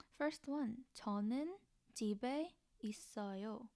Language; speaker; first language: Korean; non-native, learner; English